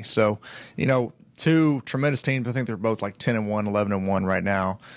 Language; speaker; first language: English; native; English